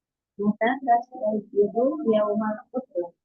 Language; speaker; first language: Arabic; non-native, learner; Indonesian